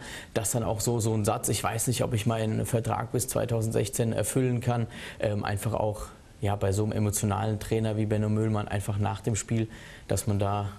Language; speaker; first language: German; native; German